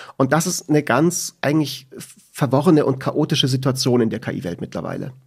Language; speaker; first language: German; native; German